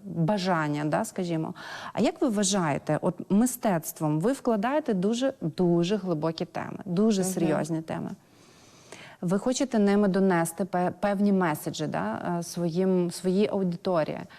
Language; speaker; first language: Ukrainian; native; Ukrainian